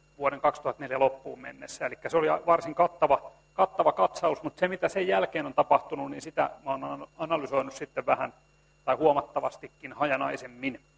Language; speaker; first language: Finnish; native; Finnish